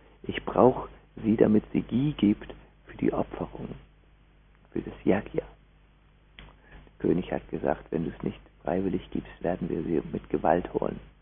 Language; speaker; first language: German; native; German